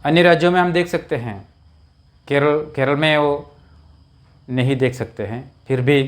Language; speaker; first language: Hindi; non-native, local second language; Malayalam